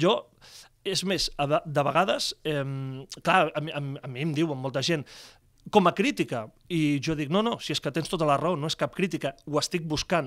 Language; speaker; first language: Catalan; native; Catalan